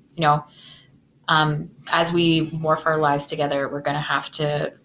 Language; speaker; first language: English; native; English